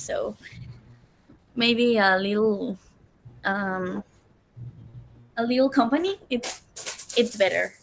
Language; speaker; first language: English; non-native, learner; Spanish